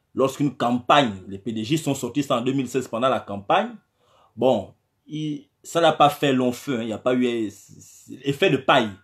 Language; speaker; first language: French; non-native, local second language; Fang